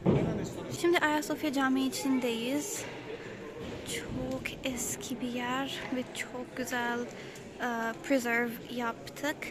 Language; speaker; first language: Turkish; non-native, learner; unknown